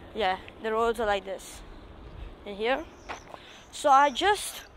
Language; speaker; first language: English; non-native, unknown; Russian